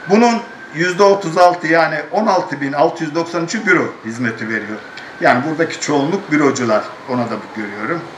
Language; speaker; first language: Turkish; native; Turkish